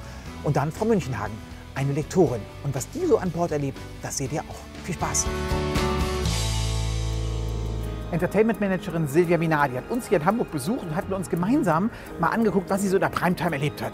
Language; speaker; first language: German; native; German